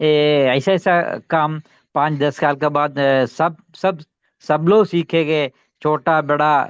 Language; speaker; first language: Hindi; non-native, local second language; Malayalam